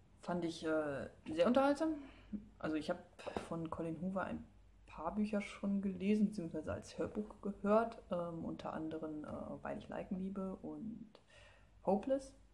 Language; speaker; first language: German; native; German